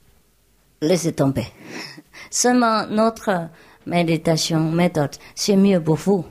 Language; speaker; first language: French; non-native, learner; Vietnamese